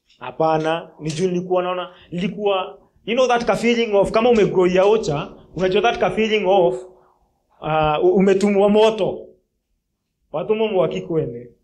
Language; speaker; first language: Swahili; non-native, local second language; Kikuyu